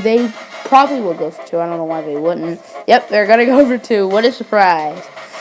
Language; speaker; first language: English; native; English